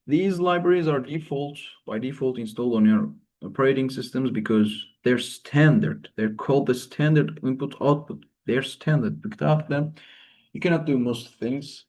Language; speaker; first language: English; non-native, fluent; Turkish